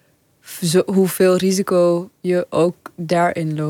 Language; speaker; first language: Dutch; early bilingual, other home language; Persian